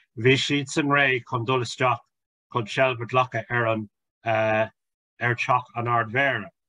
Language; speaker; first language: Irish; non-native, local second language; English